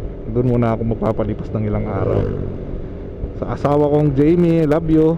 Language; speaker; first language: Filipino; native; Filipino